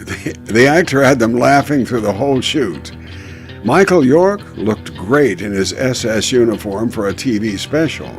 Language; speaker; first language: English; native; English